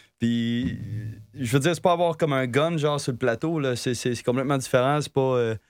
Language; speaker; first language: French; native; French